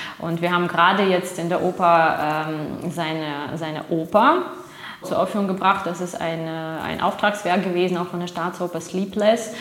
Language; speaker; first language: German; non-native, fluent; Russian